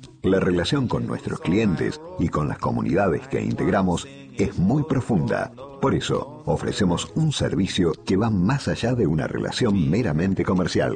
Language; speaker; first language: Spanish; native; Spanish